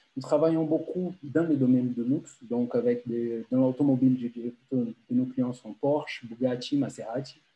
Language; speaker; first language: French; non-native, fluent; Portuguese